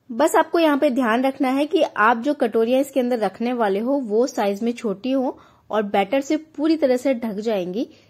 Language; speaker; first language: Hindi; native; Hindi